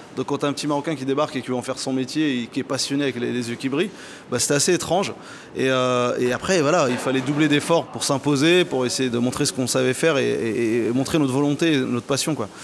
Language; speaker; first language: French; early bilingual, other home language; Arabic